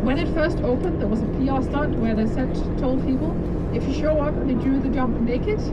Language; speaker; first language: English; non-native, fluent; Danish